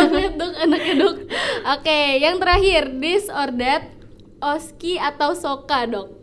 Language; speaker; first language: Indonesian; native; Indonesian